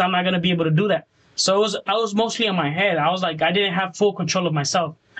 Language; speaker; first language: English; early bilingual, other home language; Spanish